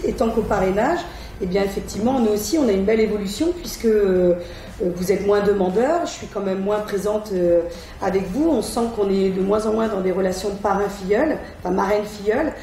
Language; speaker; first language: French; native; French